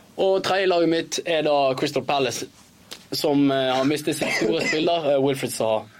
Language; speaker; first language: Norwegian; early bilingual, other home language; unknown